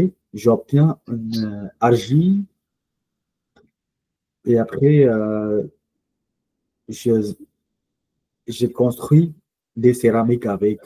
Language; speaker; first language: French; non-native, fluent; Punjabi